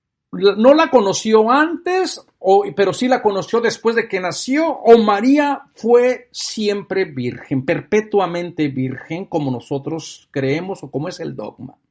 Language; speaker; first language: Spanish; native; Spanish